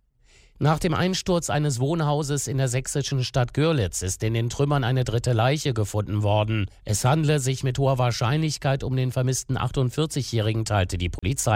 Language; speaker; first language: German; native; German